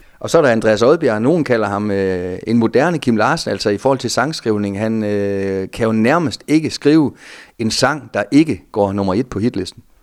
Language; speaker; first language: Danish; native; Danish